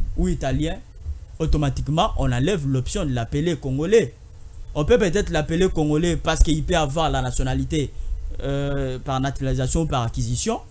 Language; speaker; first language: French; non-native, local second language; Lingala